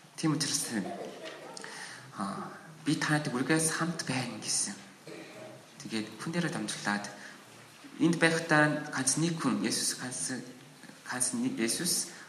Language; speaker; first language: Mongolian; non-native, learner; Korean